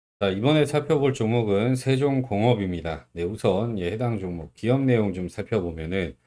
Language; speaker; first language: Korean; native; Korean